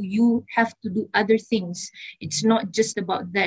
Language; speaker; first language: English; non-native, local second language; Malay